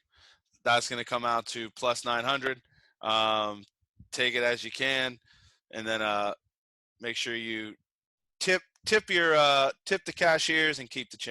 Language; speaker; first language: English; native; English